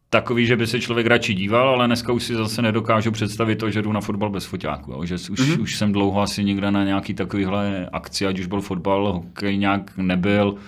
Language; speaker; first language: Czech; native; Czech